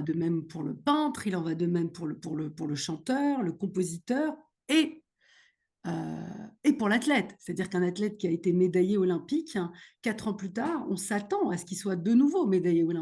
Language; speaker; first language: French; native; French